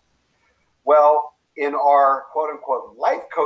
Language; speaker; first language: English; native; English